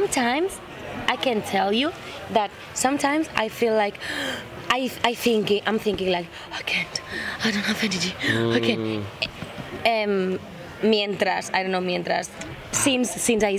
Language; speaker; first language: English; non-native, fluent; Spanish